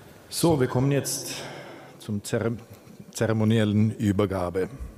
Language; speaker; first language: German; non-native, fluent; Swedish